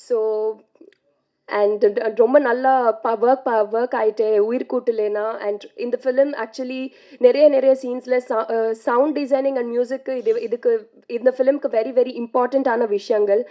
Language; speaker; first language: Tamil; non-native, learner; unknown